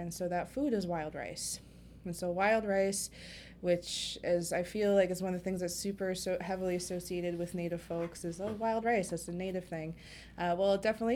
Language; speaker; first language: English; native; English